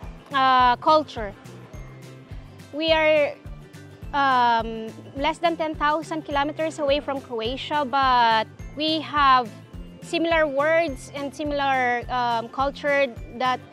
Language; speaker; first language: English; non-native, local second language; Filipino